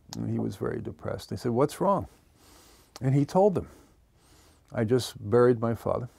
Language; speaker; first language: English; native; English